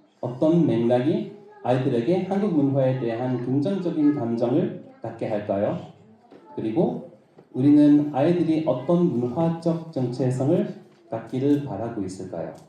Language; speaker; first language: Korean; non-native, fluent; English